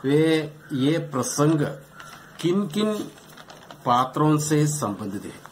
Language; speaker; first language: Hindi; non-native, local second language; Malayalam